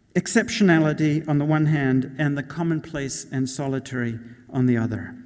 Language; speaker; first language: English; native; English